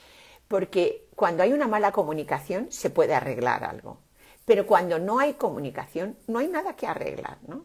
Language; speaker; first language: Spanish; native; Spanish